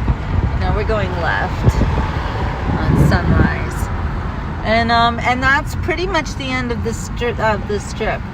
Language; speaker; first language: English; native; English